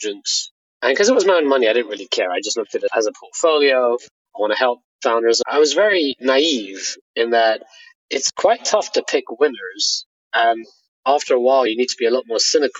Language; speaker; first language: English; native; English